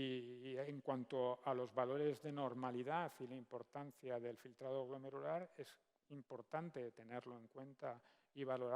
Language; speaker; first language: Spanish; native; Spanish